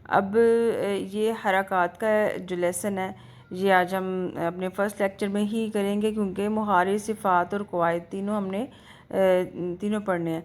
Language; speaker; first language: Urdu; native; Urdu